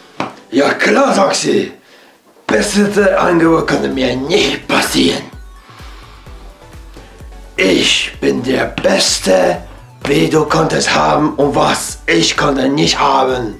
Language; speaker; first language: German; non-native, learner; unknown